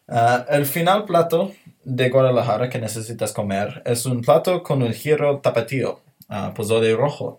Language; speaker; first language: Spanish; non-native, learner; English